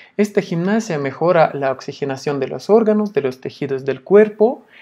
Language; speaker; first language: Spanish; non-native, fluent; Russian